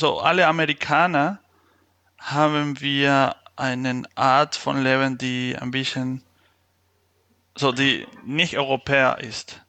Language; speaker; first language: German; non-native, fluent; Spanish